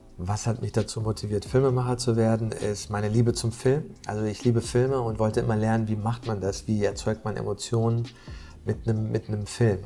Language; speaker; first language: German; early bilingual, other home language; Turkish